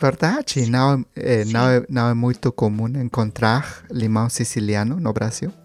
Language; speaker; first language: Portuguese; non-native, learner; Spanish